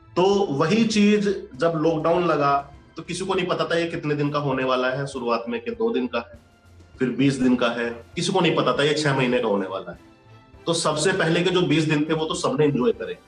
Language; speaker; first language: Hindi; native; Hindi